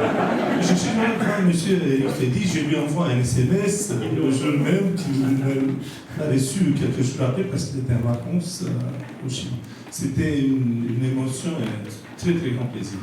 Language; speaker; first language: French; non-native, fluent; Romanian